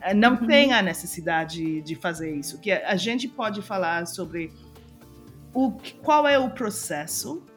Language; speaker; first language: Portuguese; non-native, fluent; English